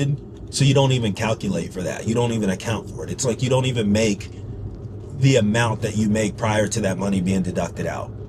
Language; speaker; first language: English; native; English